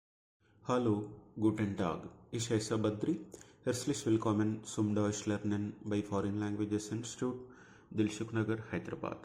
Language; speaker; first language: German; non-native, learner; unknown